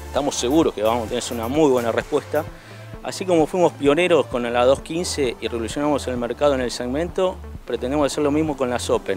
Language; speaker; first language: Spanish; native; Spanish